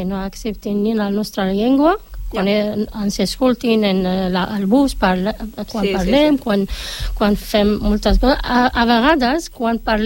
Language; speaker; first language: Catalan; non-native, fluent; Arabic